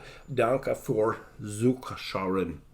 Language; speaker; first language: German; non-native, learner; English